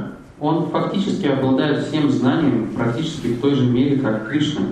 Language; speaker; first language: Russian; native; Russian